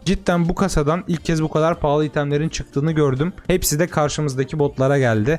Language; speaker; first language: Turkish; native; Turkish